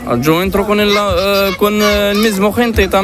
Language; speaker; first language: Spanish; non-native, learner; Arabic